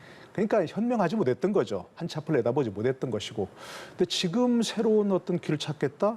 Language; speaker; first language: Korean; native; Korean